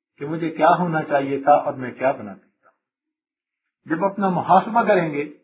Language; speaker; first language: Urdu; non-native, local second language; Punjabi